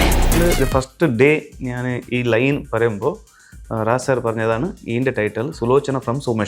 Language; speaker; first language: Malayalam; non-native, learner; Tulu